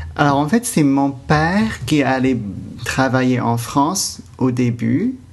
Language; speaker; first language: French; non-native, fluent; Cantonese